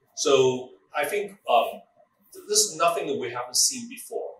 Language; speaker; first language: English; non-native, local second language; Cantonese